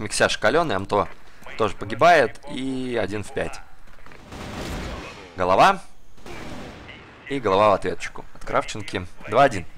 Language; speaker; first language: Russian; native; Russian